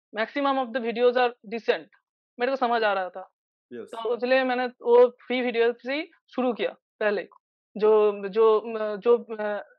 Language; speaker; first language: Hindi; non-native, local second language; Bangla